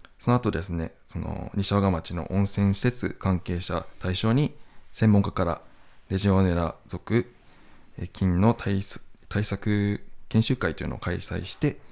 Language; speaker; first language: Japanese; native; Japanese